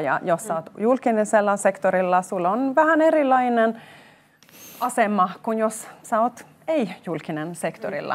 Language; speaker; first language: Finnish; non-native, local second language; Swedish